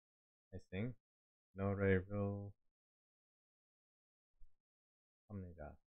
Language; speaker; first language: Korean; non-native, learner; English